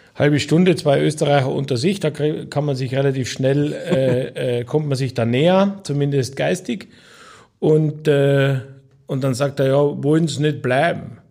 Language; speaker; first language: German; native; German